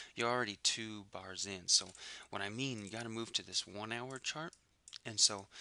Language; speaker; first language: English; native; English